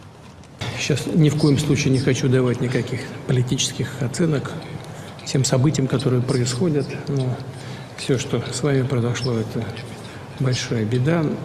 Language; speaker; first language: Russian; native; Russian